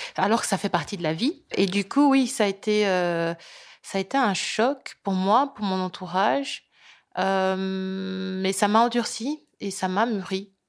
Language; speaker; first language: French; early bilingual, other home language; Lingala